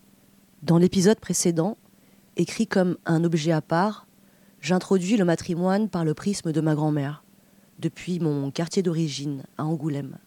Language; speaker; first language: French; native; French